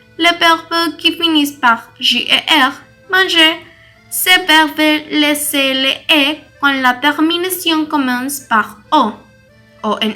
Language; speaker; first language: French; non-native, learner; Spanish